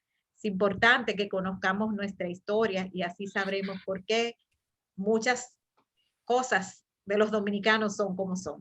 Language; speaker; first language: Spanish; native; Spanish